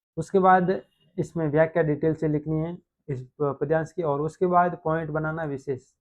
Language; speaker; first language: Hindi; native; Hindi